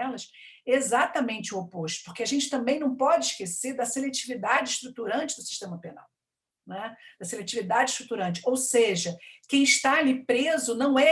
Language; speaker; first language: Portuguese; native; Portuguese